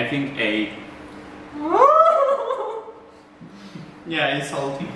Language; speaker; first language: English; non-native, fluent; Spanish